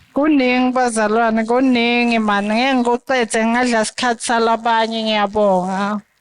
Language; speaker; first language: Zulu; non-native, local second language; Swati